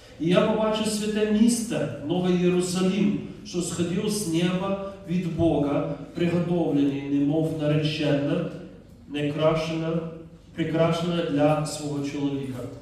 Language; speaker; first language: Ukrainian; non-native, fluent; Dutch